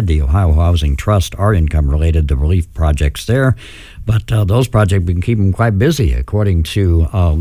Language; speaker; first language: English; native; English